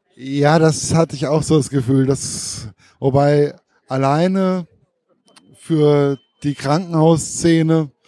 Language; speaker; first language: German; native; German